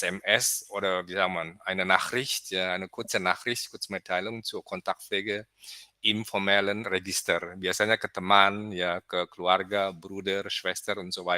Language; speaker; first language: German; non-native, fluent; Indonesian